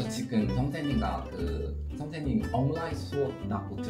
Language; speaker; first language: Korean; non-native, fluent; Chinese